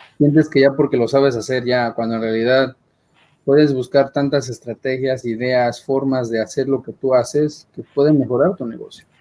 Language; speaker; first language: Spanish; native; Spanish